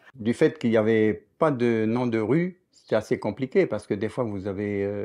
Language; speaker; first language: French; native; French